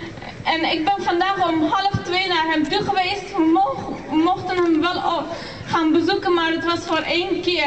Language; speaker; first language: Dutch; early bilingual, other home language; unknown